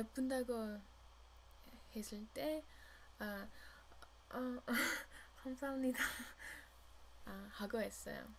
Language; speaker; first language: Korean; non-native, learner; English